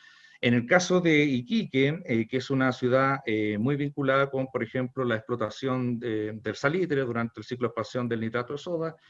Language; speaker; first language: Spanish; native; Spanish